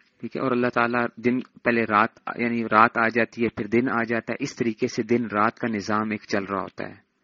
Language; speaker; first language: Urdu; native; Urdu